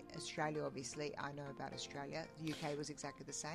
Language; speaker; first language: English; non-native, fluent; Turkish